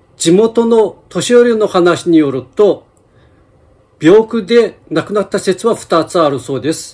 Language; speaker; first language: Japanese; non-native, fluent; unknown